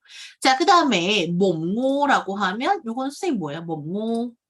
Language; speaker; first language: Korean; native; Korean